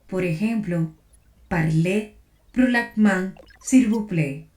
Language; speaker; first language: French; non-native, learner; Spanish